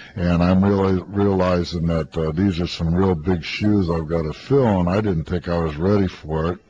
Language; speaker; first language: English; native; English